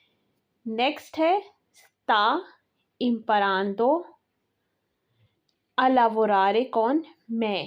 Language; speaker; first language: Italian; non-native, fluent; Urdu